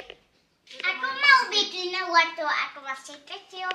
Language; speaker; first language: Indonesian; early bilingual, heritage; Indonesian